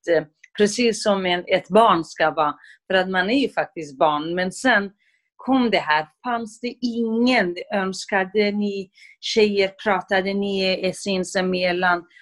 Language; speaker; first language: Swedish; non-native, fluent; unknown